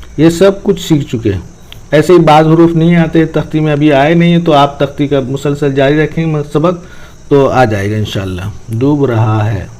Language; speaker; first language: Urdu; native; Urdu